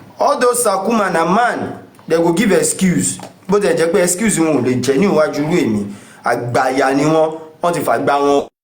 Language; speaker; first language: Nigerian Pidgin; non-native, local second language; Yoruba